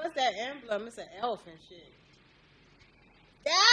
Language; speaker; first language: English; native; English